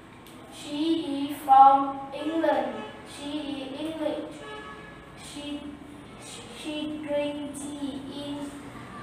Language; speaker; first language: English; non-native, learner; Vietnamese